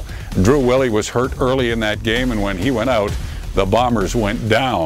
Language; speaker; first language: English; native; English